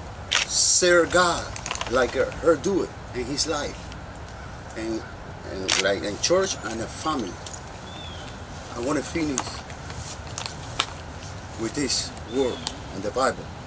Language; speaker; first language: English; non-native, learner; Spanish